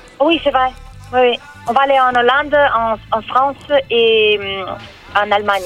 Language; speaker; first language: French; non-native, learner; Italian